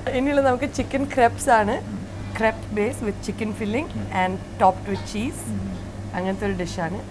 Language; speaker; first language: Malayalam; early bilingual, heritage; Malayalam